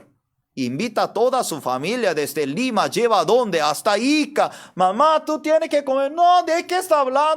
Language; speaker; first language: Spanish; non-native, fluent; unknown